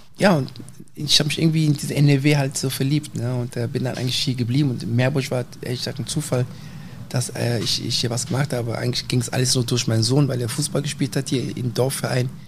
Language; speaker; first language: German; early bilingual, other home language; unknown